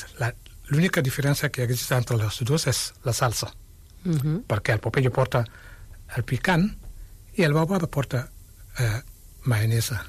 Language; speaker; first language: Catalan; non-native, fluent; Wolof